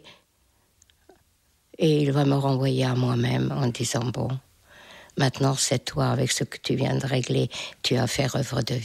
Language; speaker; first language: French; non-native, fluent; Hungarian